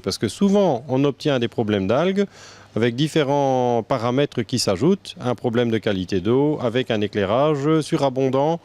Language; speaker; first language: French; native; French